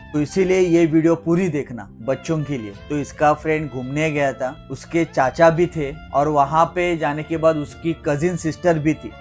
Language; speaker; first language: Hindi; non-native, local second language; Marathi